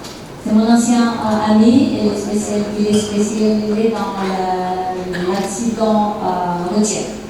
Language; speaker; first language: French; non-native, learner; Indonesian